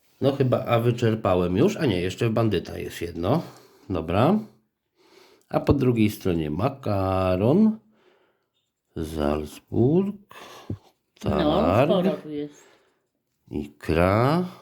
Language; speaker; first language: Polish; native; Polish